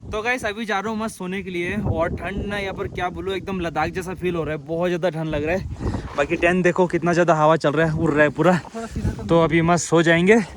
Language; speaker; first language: Hindi; non-native, local second language; Bangla